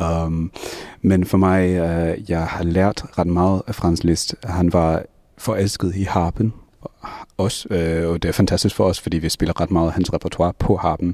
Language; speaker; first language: Danish; non-native, fluent; English